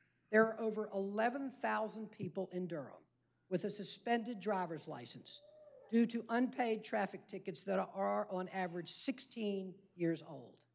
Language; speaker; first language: English; native; English